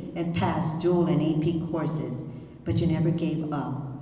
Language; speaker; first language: English; early bilingual, other home language; Spanish